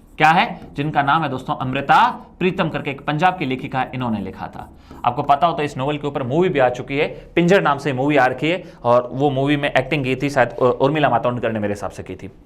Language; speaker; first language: Hindi; native; Hindi